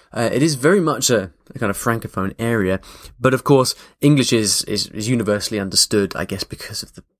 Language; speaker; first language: English; native; English